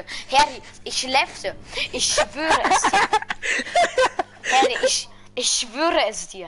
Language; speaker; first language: German; native; German